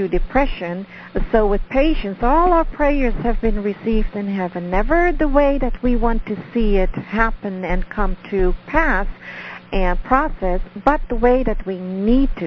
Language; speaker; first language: English; non-native, fluent; Dutch